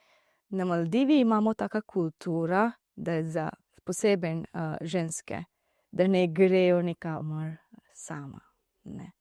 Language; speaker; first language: Slovenian; non-native, learner; Divehi